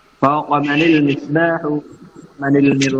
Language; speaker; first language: Arabic; non-native, learner; Bangla